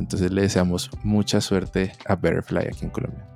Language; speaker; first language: Spanish; native; Spanish